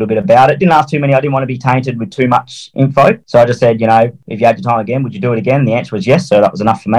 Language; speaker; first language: English; native; English